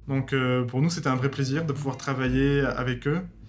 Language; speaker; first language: French; native; French